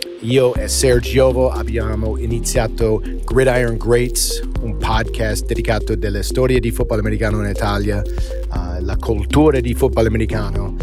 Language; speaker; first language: Italian; non-native, fluent; English